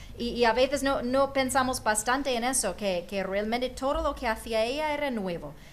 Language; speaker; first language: Spanish; non-native, fluent; English